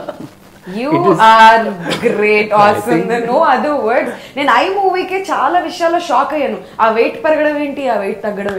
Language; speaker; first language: Telugu; native; Telugu